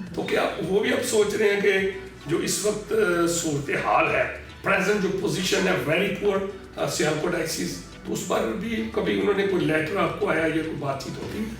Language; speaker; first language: Urdu; native; Urdu